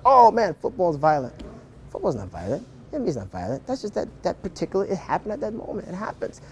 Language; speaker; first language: English; native; English